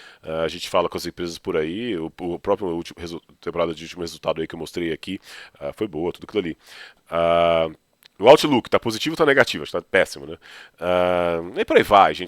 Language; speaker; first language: Portuguese; native; Portuguese